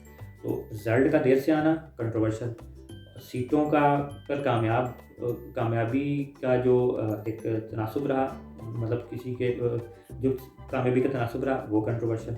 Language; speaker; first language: Urdu; native; Urdu